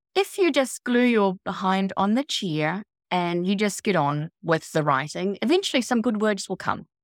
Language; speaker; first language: English; non-native, fluent; Swedish